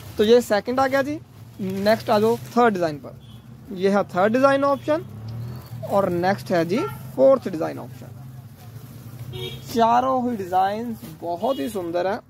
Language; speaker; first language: Hindi; non-native, local second language; Punjabi